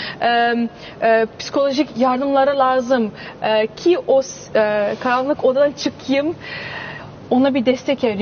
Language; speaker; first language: Turkish; early bilingual, heritage; Turkish